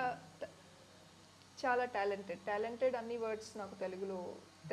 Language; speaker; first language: Telugu; non-native, learner; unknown